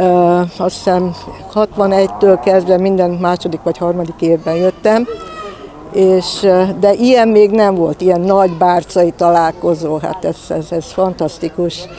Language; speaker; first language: Hungarian; early bilingual, heritage; Hungarian